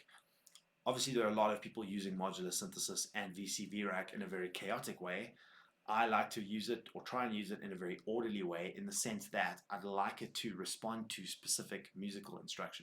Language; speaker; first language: English; native; English